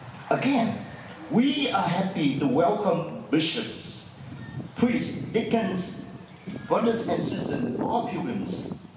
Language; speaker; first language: English; non-native, fluent; Vietnamese